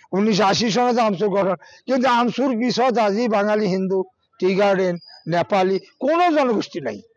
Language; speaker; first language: Assamese; non-native, local second language; Bangla